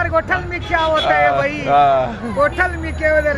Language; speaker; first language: Hindi; non-native, learner; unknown